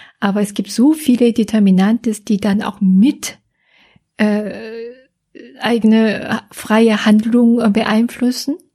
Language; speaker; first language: German; non-native, fluent; Korean